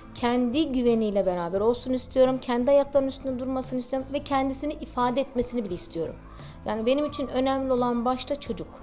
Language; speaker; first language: Turkish; early bilingual, heritage; Turkish